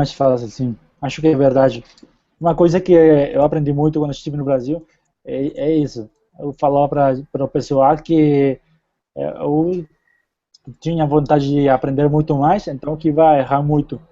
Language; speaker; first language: Portuguese; non-native, fluent; Spanish